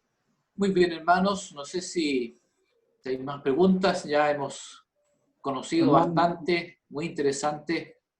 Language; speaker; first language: Spanish; native; Spanish